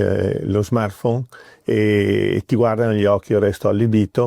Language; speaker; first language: Italian; native; Italian